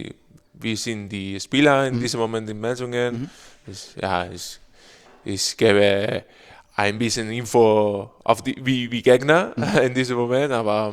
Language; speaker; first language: German; non-native, learner; Spanish